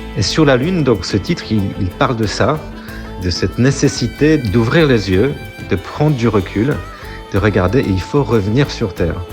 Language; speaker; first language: French; non-native, fluent; Polish